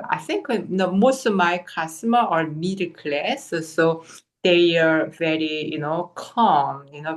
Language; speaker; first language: English; non-native, fluent; Korean